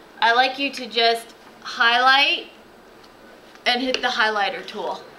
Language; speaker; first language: English; native; English